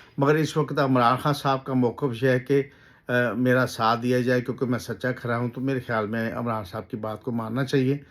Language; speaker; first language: Urdu; native; Urdu